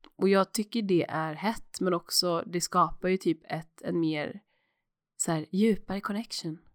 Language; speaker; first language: Swedish; native; Swedish